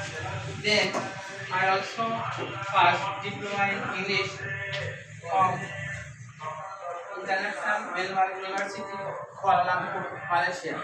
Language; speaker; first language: English; non-native, local second language; Bangla